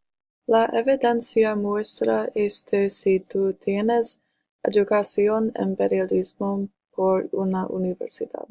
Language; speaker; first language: Spanish; non-native, learner; English